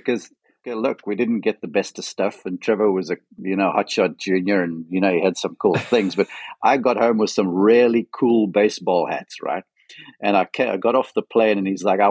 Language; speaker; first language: English; native; English